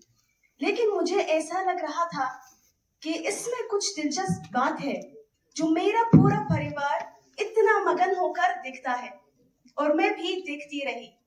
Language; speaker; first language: Hindi; non-native, fluent; Arabic